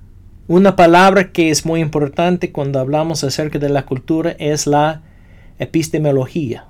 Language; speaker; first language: Spanish; non-native, fluent; English